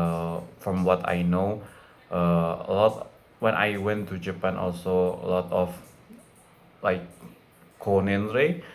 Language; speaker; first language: English; non-native, fluent; Indonesian